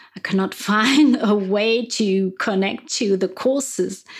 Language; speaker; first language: English; non-native, fluent; French